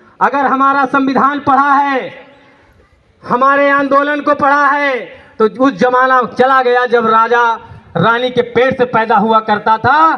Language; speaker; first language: Hindi; native; Hindi